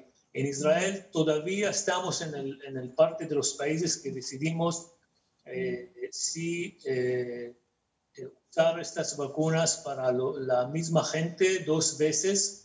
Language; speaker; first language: Spanish; non-native, fluent; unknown